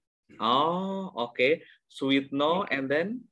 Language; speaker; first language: English; non-native, learner; Indonesian